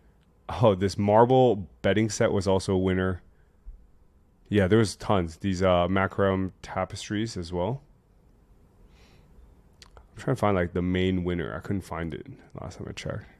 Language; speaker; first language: English; native; English